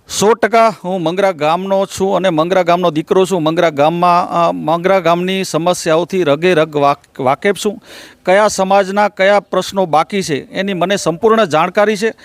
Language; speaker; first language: Gujarati; native; Gujarati